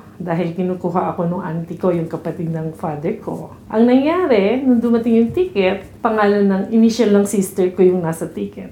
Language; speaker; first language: Filipino; native; Filipino